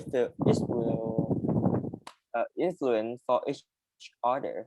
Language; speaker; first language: English; non-native, learner; Vietnamese